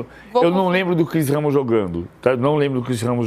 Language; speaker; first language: Portuguese; native; Portuguese